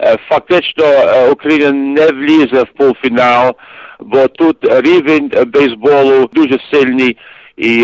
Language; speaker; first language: Ukrainian; early bilingual, heritage; Ukrainian